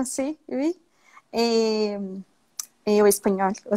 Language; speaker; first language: French; non-native, learner; Portuguese